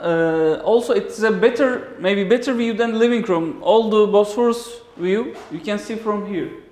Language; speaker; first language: English; non-native, fluent; Turkish